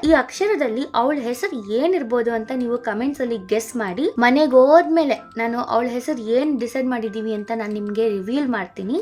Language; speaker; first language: Kannada; native; Kannada